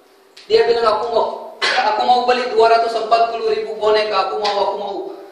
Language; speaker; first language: Indonesian; non-native, fluent; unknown